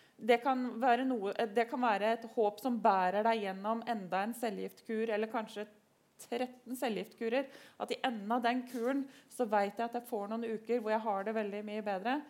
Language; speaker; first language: Norwegian; native; Norwegian